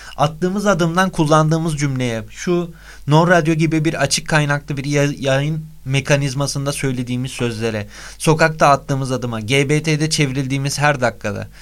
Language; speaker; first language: Turkish; native; Turkish